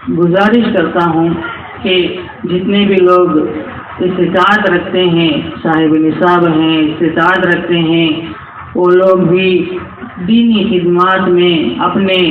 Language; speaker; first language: Urdu; native; Urdu